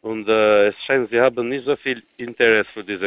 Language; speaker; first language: German; non-native, fluent; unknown